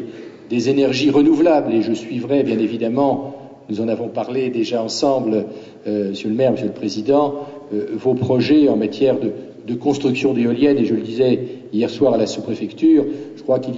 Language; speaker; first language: French; native; French